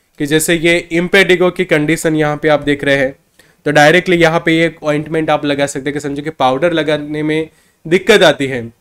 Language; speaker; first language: Hindi; non-native, local second language; Gujarati